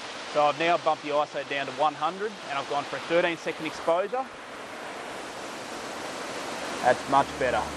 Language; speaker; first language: English; native; English